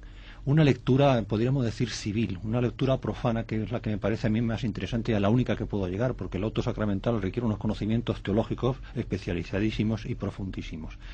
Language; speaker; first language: Spanish; native; Spanish